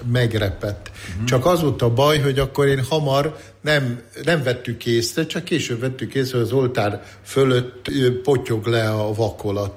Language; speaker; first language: Hungarian; native; Hungarian